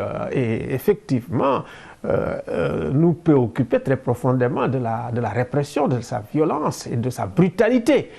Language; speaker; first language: French; non-native, local second language; Wolof